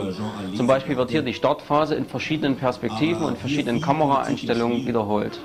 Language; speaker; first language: German; native; German